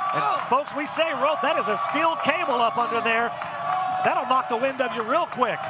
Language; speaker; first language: English; native; English